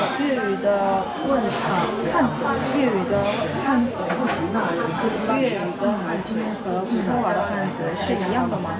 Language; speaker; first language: Chinese; non-native, fluent; Korean